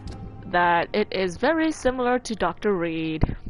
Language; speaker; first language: English; native; English